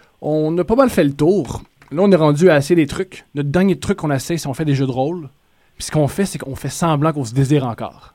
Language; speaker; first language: French; native; French